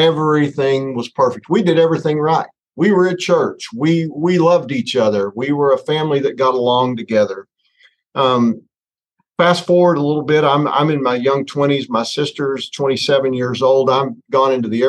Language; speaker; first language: English; native; English